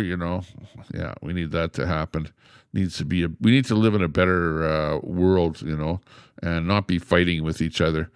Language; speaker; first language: English; native; English